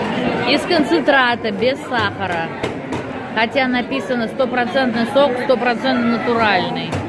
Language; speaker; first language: Russian; native; Russian